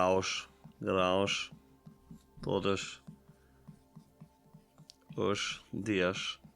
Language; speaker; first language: Portuguese; non-native, learner; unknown